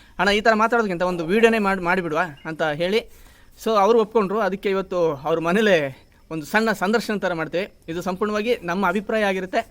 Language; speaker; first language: Kannada; native; Kannada